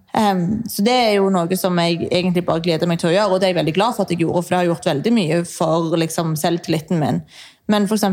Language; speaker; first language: Norwegian; early bilingual, other home language; Arabic